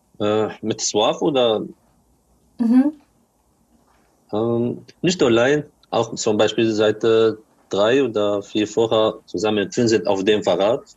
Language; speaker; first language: German; non-native, learner; Arabic